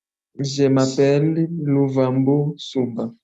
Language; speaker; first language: French; non-native, learner; Portuguese